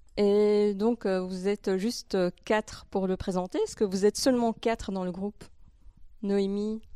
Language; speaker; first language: French; native; French